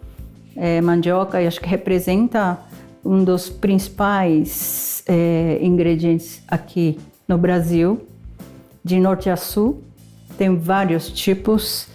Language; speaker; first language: Portuguese; non-native, fluent; Japanese